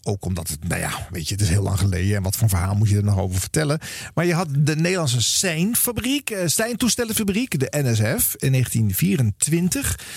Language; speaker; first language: Dutch; native; Dutch